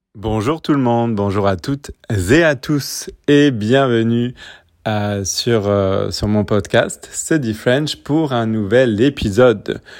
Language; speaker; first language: French; native; French